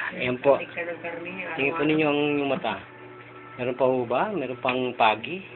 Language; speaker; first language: Filipino; native; Filipino